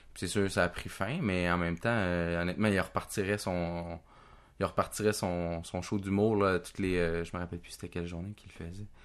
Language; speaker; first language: French; native; French